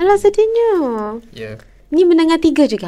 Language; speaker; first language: Malay; native; Malay